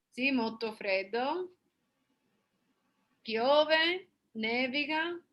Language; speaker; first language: Italian; non-native, fluent; English